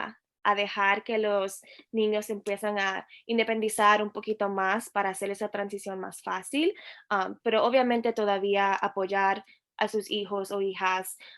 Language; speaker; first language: Spanish; early bilingual, heritage; Spanish